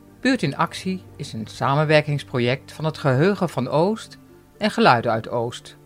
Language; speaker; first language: Dutch; native; Dutch